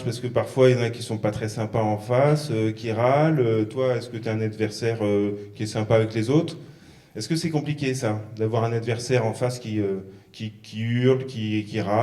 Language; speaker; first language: French; native; French